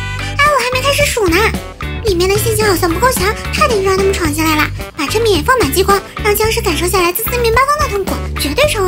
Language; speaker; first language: Chinese; native; Chinese